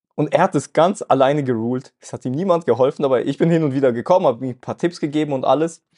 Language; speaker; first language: German; early bilingual, other home language; Russian